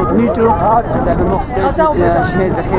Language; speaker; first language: Dutch; non-native, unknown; Uyghur